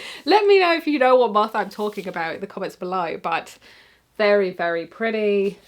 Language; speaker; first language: English; native; English